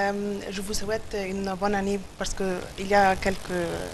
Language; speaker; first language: French; non-native, fluent; Arabic